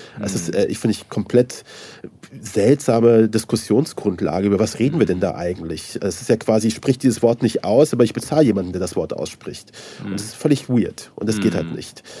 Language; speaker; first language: German; early bilingual, other home language; Persian